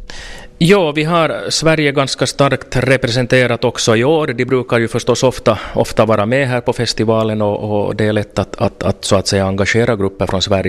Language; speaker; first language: Swedish; native; Swedish